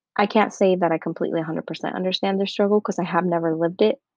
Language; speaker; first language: English; early bilingual, other home language; Spanish